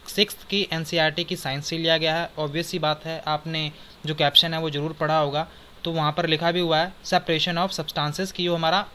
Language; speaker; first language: Hindi; native; Hindi